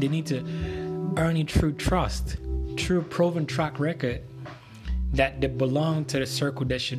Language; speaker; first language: English; non-native, local second language; Yoruba